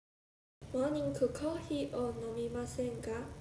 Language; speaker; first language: Japanese; non-native, learner; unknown